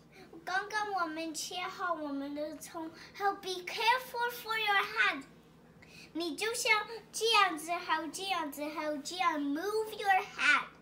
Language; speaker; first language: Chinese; early bilingual, heritage; Chinese